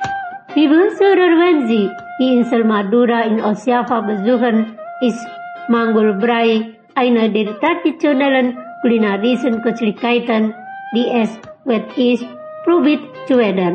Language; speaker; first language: German; non-native, learner; Indonesian